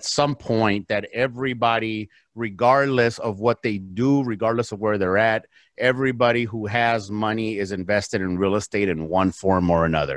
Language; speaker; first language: English; early bilingual, other home language; Spanish